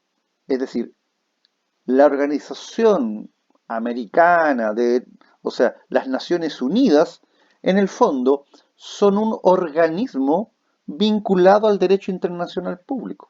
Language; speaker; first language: Spanish; native; Spanish